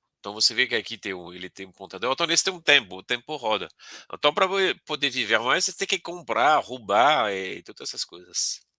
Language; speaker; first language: Portuguese; non-native, fluent; French